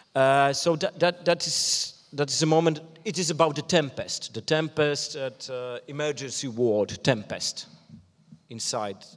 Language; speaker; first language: English; non-native, fluent; Polish